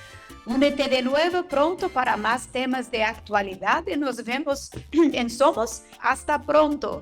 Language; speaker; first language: Spanish; non-native, fluent; Portuguese